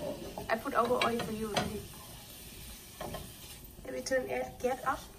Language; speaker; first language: English; non-native, learner; Thai